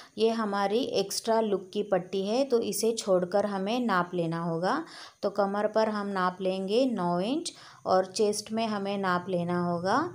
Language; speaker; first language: Hindi; native; Hindi